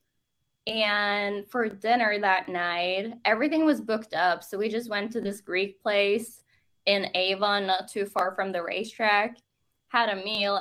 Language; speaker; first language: English; non-native, fluent; Norwegian